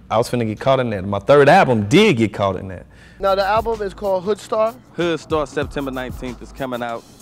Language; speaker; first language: English; native; English